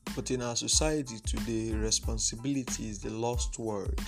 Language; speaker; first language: English; non-native, local second language; Igbo